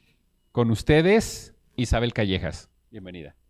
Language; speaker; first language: Spanish; native; Spanish